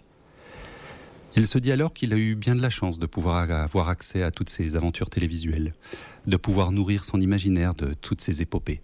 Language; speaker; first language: French; native; French